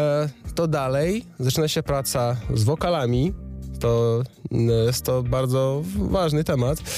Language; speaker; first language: Polish; non-native, fluent; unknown